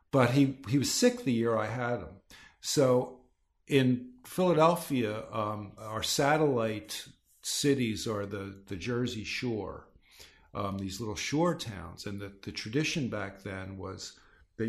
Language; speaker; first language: English; native; English